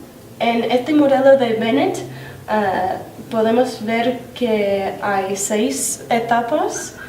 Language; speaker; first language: Spanish; non-native, learner; English